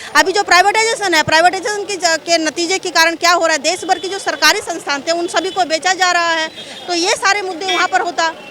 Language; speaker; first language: Hindi; non-native, local second language; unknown